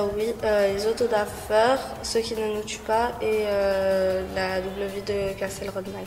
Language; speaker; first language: French; native; French